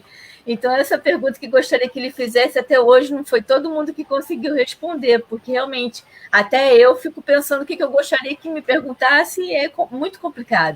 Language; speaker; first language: Portuguese; native; Portuguese